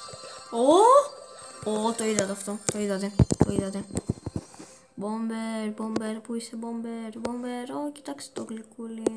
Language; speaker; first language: Greek; early bilingual, heritage; Greek